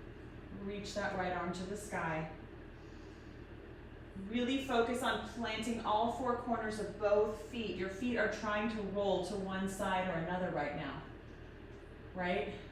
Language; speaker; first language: English; native; English